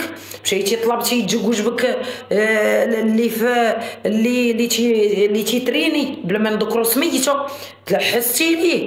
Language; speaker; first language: Arabic; native; Arabic